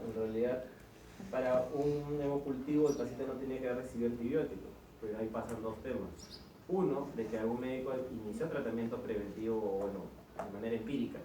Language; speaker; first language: Spanish; native; Spanish